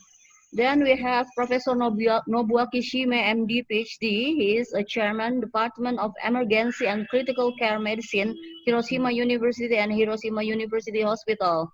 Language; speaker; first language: English; non-native, fluent; Indonesian